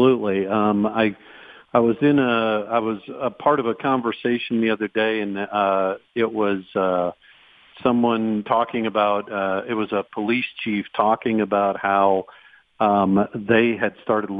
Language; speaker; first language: English; native; English